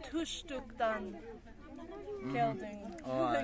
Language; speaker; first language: Kyrgyz; non-native, learner; English